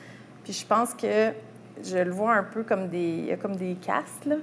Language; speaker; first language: French; native; French